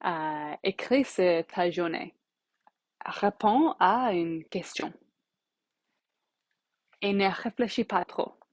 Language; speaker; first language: French; non-native, learner; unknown